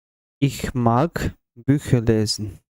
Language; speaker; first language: German; non-native, learner; Russian